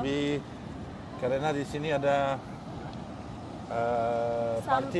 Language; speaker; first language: Indonesian; non-native, learner; French